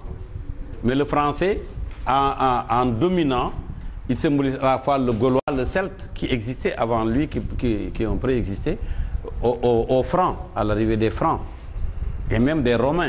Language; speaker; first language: French; non-native, local second language; Wolof